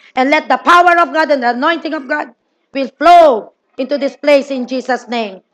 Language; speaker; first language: English; non-native, local second language; Filipino